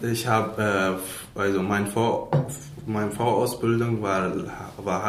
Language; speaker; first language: German; non-native, learner; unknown